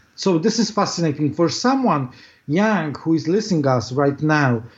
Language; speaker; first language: English; non-native, fluent; Polish